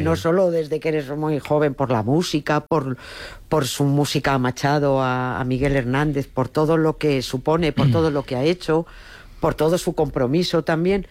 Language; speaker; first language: Spanish; native; Spanish